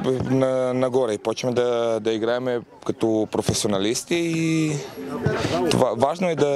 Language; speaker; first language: Bulgarian; non-native, learner; Romanian